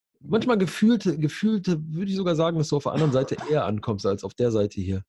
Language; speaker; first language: German; early bilingual, other home language; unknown